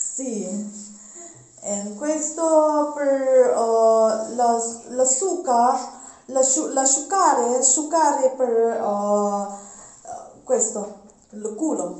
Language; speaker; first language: Italian; non-native, learner; Mizo